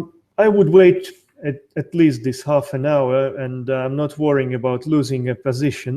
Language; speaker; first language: English; non-native, fluent; Russian